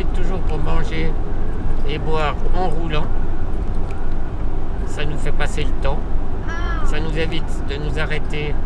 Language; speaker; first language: French; native; French